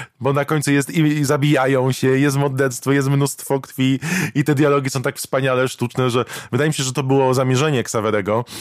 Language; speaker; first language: Polish; native; Polish